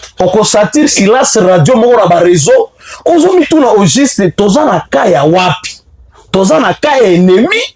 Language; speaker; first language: Lingala; non-native, local second language; Swahili